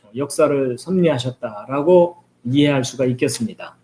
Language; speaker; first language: Korean; native; Korean